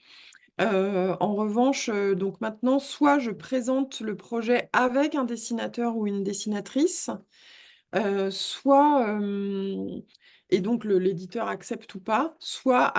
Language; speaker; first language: French; native; French